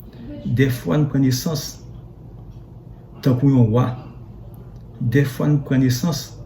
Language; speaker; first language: French; non-native, learner; Haitian Creole